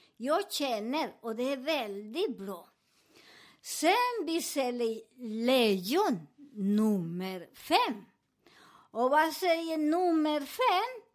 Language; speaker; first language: Swedish; non-native, learner; Spanish